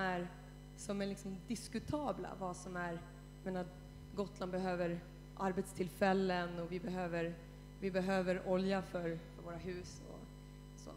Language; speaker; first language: Swedish; native; Swedish